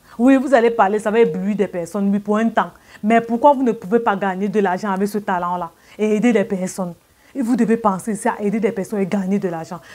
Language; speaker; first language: French; native; French